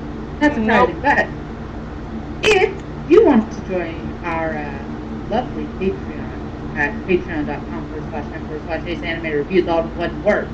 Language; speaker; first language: English; native; English